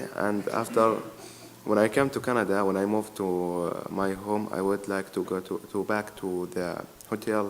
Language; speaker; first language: English; non-native, learner; Arabic